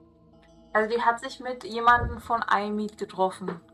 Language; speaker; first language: German; native; German